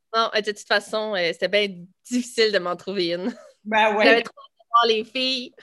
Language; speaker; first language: French; native; French